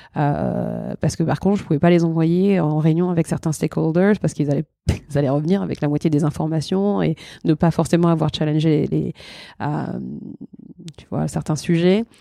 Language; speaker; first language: French; early bilingual, other home language; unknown